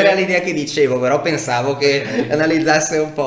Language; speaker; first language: Italian; native; Italian